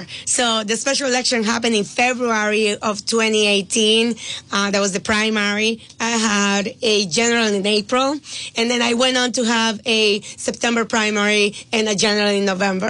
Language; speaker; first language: English; non-native, fluent; Spanish